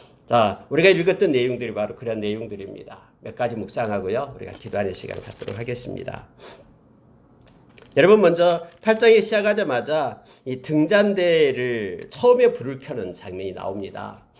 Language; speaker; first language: Korean; native; Korean